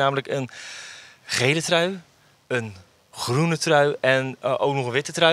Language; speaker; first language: Dutch; native; Dutch